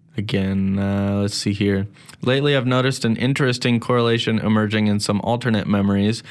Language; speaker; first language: English; native; English